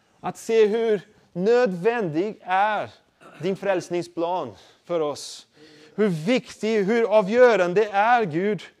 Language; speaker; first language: Swedish; non-native, fluent; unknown